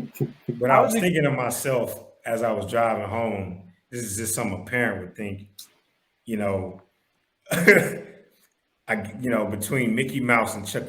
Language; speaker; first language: English; native; English